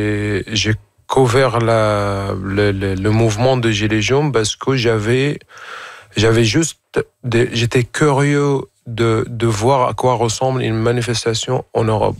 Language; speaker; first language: French; non-native, fluent; Arabic